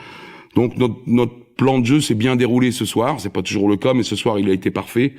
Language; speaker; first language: French; native; French